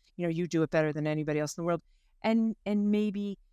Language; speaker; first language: English; native; English